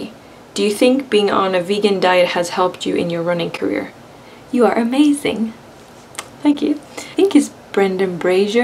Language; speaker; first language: English; non-native, fluent; Swedish